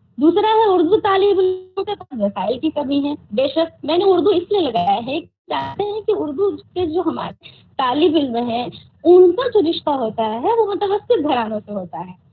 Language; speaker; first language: Urdu; native; Urdu